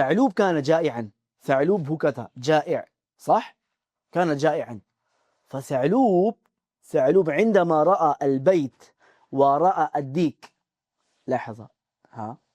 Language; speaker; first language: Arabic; non-native, fluent; Urdu